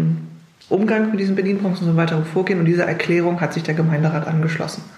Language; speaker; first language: German; native; German